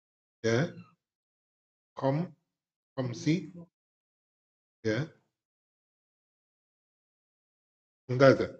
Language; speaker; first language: Arabic; non-native, fluent; Indonesian